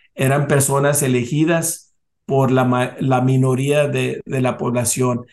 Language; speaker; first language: Spanish; early bilingual, heritage; Spanish